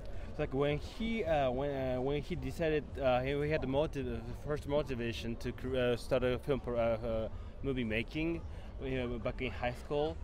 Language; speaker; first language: English; non-native, fluent; Japanese